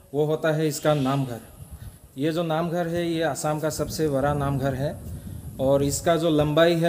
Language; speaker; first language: Hindi; non-native, local second language; Assamese